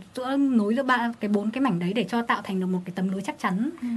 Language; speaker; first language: Vietnamese; native; Vietnamese